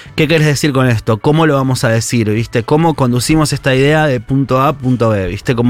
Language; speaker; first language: Spanish; native; Spanish